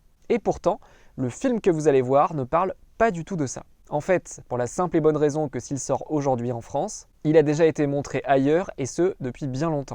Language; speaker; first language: French; native; French